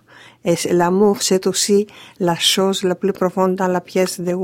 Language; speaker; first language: French; non-native, fluent; Greek